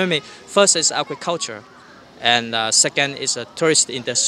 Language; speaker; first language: English; non-native, learner; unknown